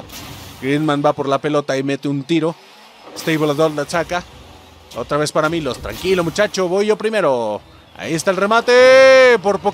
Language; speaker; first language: Spanish; native; Spanish